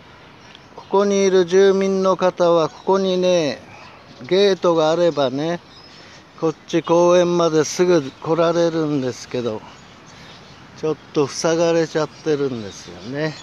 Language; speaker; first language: Japanese; native; Japanese